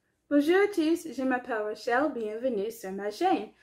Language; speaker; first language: French; non-native, learner; English